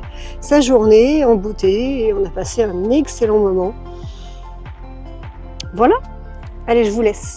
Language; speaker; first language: French; native; French